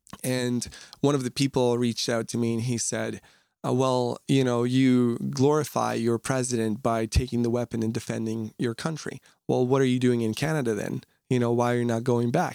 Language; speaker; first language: English; non-native, fluent; Russian